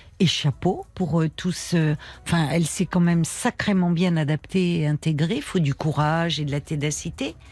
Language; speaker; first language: French; native; French